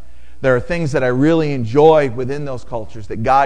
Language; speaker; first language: English; native; English